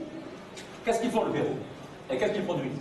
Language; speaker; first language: French; non-native, fluent; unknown